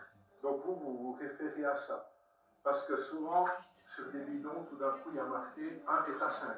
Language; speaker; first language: French; native; French